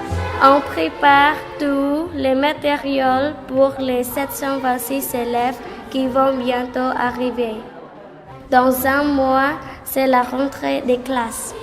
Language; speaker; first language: French; non-native, learner; Khmer